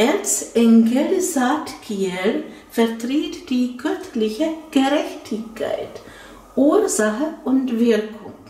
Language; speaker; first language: German; non-native, fluent; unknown